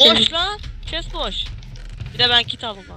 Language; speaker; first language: Turkish; native; Turkish